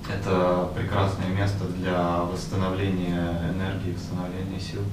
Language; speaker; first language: Russian; native; Russian